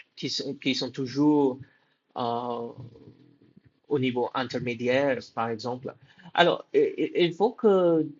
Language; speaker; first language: French; non-native, fluent; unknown